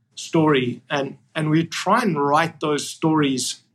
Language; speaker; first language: English; native; English